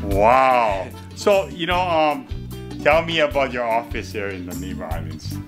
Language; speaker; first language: English; native; English